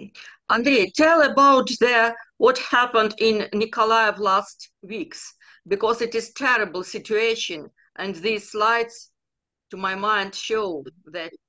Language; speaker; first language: English; non-native, learner; Ukrainian